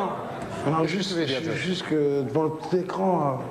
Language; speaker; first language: French; native; French